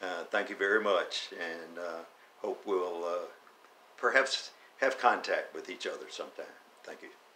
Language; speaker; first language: English; native; English